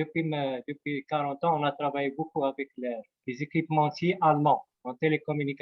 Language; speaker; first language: French; non-native, local second language; Arabic